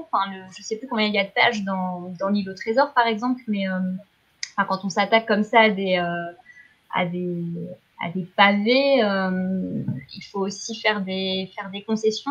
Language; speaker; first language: French; native; French